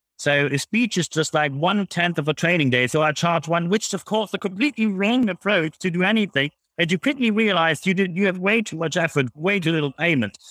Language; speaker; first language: English; non-native, fluent; German